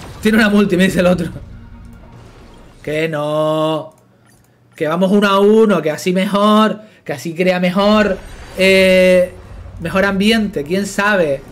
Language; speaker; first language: Spanish; native; Spanish